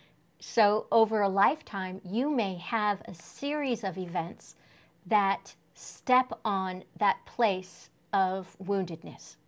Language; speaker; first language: English; native; English